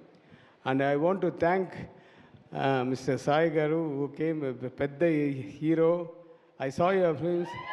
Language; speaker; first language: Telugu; non-native, learner; Tamil